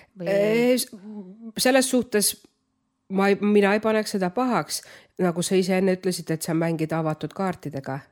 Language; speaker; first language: Estonian; non-native, local second language; Russian